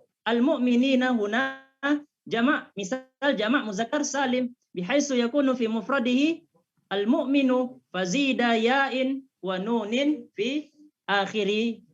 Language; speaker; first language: Arabic; non-native, learner; Indonesian